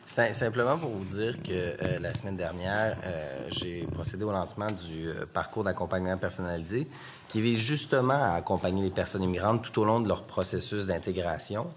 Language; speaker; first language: French; native; French